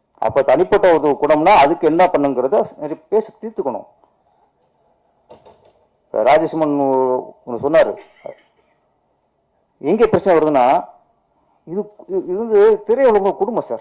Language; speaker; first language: Tamil; native; Tamil